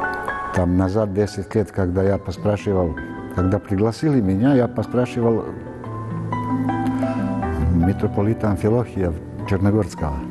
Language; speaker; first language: Russian; non-native, learner; Serbian